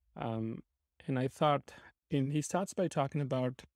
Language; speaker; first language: English; non-native, local second language; Malayalam